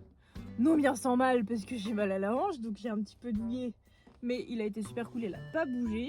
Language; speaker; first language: French; native; French